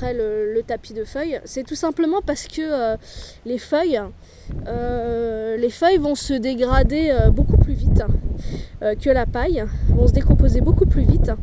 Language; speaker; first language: French; native; French